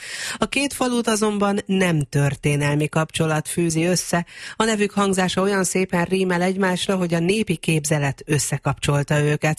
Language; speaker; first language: Hungarian; native; Hungarian